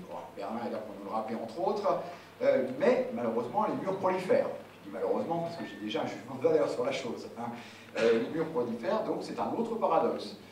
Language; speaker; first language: French; native; French